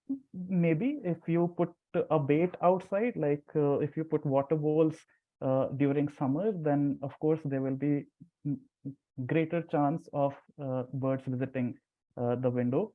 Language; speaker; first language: English; non-native, local second language; Hindi